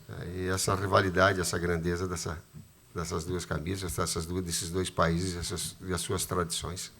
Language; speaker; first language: Portuguese; native; Portuguese